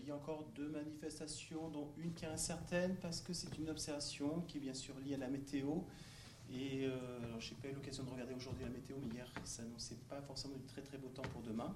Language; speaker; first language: French; native; French